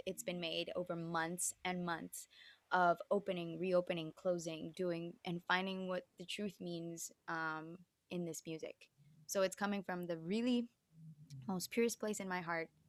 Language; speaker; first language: English; early bilingual, other home language; Spanish